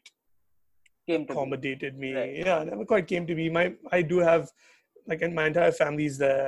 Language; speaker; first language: English; native; English